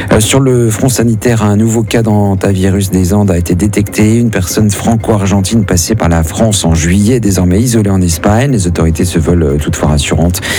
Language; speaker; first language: French; native; French